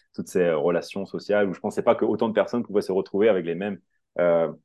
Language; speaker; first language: French; native; French